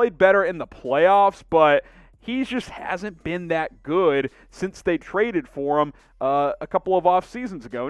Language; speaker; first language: English; native; English